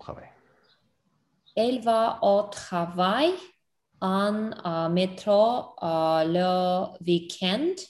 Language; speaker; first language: French; non-native, learner; English